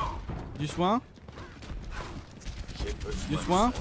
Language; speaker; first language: French; native; French